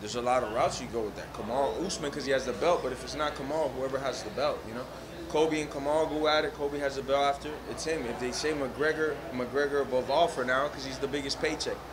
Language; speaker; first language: English; early bilingual, other home language; Spanish